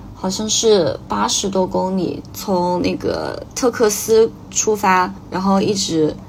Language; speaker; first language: Chinese; native; Chinese